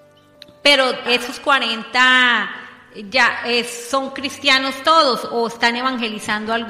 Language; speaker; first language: Spanish; native; Spanish